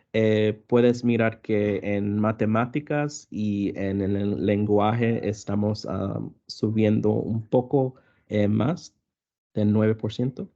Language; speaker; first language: Spanish; early bilingual, other home language; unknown